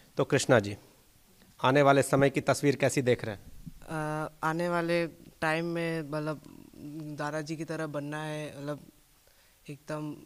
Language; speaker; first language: Hindi; native; Hindi